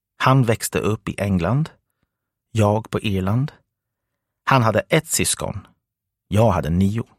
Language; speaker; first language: Swedish; non-native, fluent; English